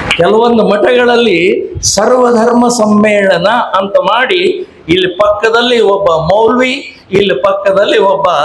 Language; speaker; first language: Kannada; native; Kannada